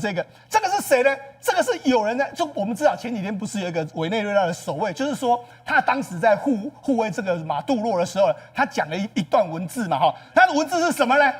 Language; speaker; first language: Chinese; native; Chinese